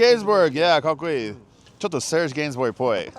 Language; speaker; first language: Japanese; non-native, learner; English